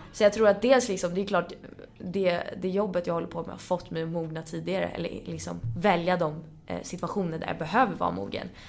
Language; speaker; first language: Swedish; native; Swedish